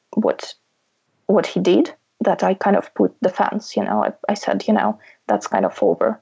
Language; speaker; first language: English; non-native, fluent; Russian